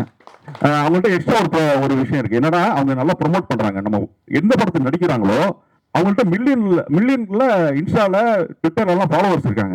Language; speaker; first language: Tamil; native; Tamil